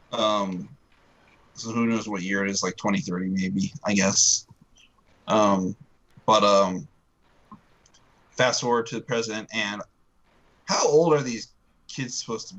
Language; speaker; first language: English; native; English